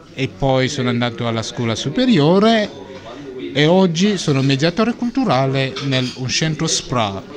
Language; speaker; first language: Italian; non-native, fluent; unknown